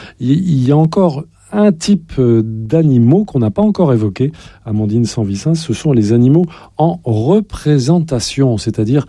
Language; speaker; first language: French; native; French